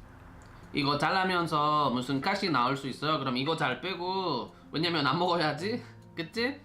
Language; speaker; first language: Korean; non-native, fluent; Spanish